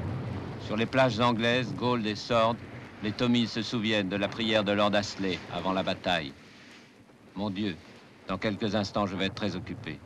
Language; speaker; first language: French; native; French